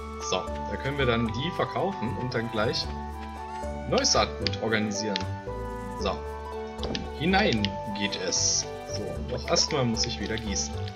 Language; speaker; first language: German; native; German